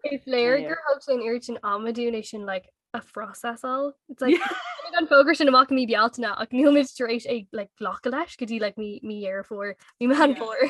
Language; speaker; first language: Irish; non-native, local second language; English